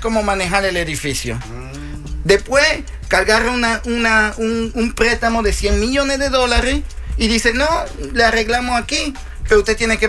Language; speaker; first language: Spanish; early bilingual, heritage; Spanish